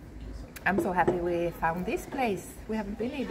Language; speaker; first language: English; non-native, fluent; Norwegian